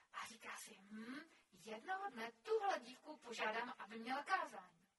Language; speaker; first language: Czech; native; Czech